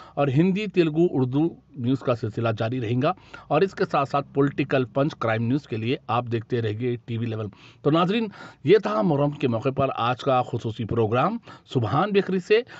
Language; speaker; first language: Hindi; non-native, local second language; Urdu